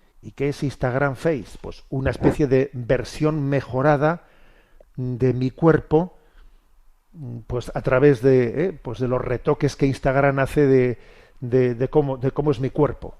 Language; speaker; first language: Spanish; native; Spanish